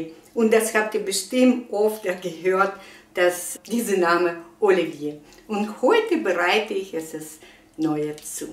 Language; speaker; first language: German; non-native, fluent; Russian